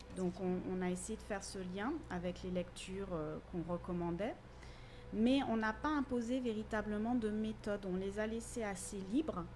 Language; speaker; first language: French; native; French